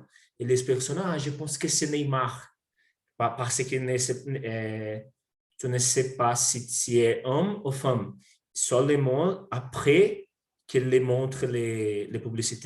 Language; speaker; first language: French; non-native, learner; Portuguese